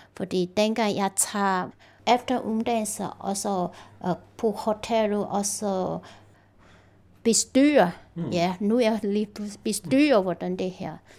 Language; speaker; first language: Danish; non-native, learner; Chinese